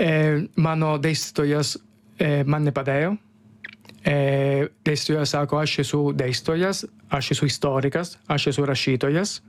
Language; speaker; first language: Lithuanian; non-native, learner; Italian